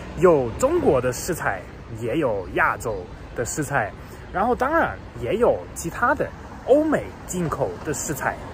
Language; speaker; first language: Chinese; non-native, fluent; German